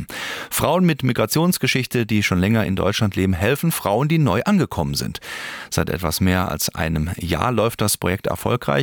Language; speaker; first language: German; native; German